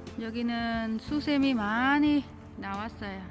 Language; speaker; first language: Korean; non-native, learner; Vietnamese